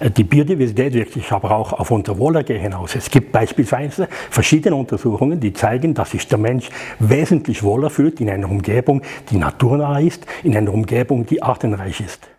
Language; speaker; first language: German; native; German